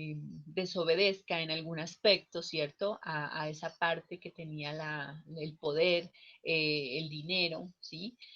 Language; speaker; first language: Spanish; native; Spanish